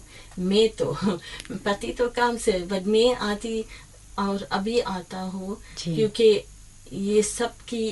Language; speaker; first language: Hindi; early bilingual, heritage; English